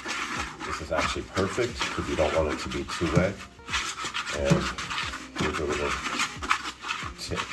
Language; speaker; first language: English; native; English